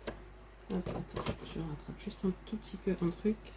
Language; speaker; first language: French; native; French